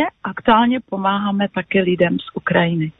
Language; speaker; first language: Czech; non-native, local second language; Polish